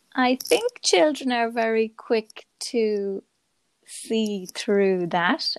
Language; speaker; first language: English; native; English